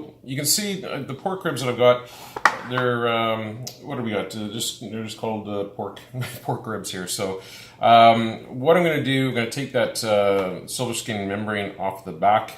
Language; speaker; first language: English; native; English